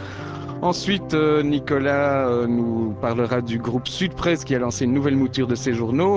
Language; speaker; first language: French; native; French